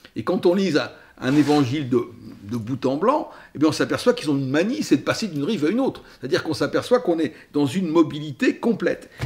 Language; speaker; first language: French; native; French